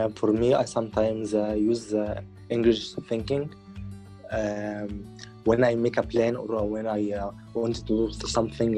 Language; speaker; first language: English; non-native, learner; Arabic